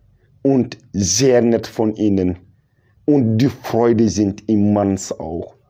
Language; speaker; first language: German; non-native, local second language; Bambara